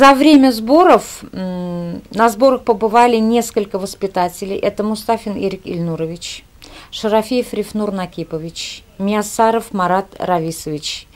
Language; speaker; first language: Russian; native; Russian